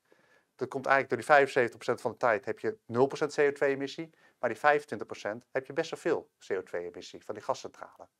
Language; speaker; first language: Dutch; native; Dutch